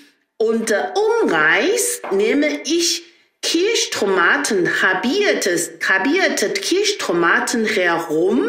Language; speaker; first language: German; non-native, learner; Chinese